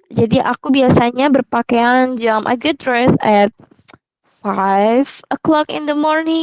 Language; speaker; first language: English; non-native, fluent; Indonesian